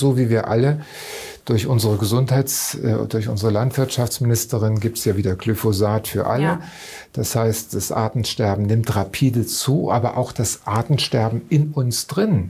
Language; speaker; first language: German; native; German